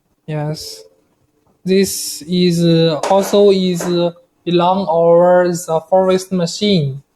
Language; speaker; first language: English; non-native, learner; Chinese